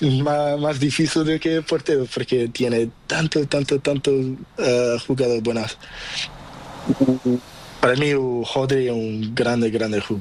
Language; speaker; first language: Spanish; non-native, learner; Portuguese